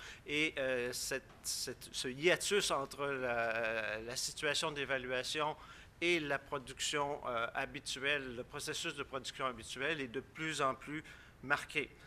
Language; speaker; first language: French; native; French